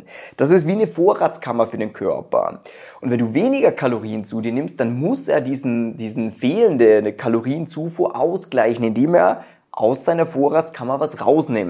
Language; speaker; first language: German; native; German